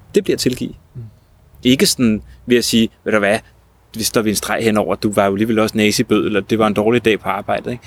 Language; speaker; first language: Danish; native; Danish